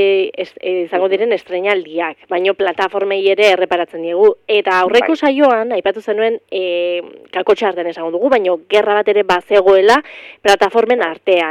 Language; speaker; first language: Basque; native; Basque